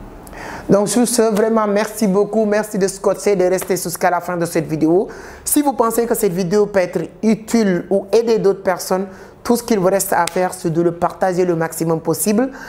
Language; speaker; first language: French; non-native, local second language; Wolof